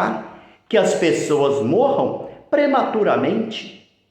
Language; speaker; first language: Portuguese; native; Portuguese